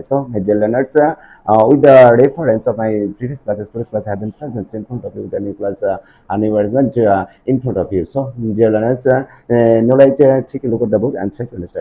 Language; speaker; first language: English; non-native, local second language; Bangla